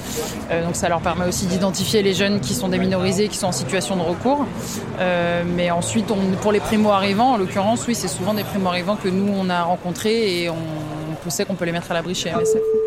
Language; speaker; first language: French; native; French